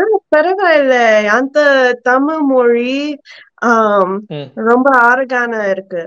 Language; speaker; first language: Tamil; non-native, learner; English